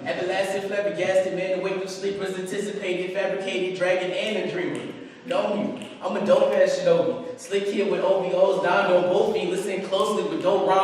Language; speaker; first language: English; native; English